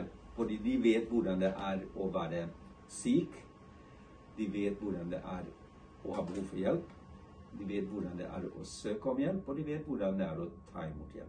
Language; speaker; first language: Norwegian; non-native, fluent; English